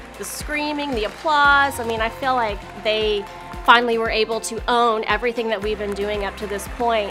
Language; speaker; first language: English; native; English